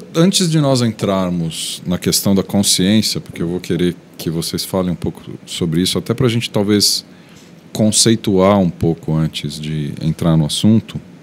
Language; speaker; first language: Portuguese; native; Portuguese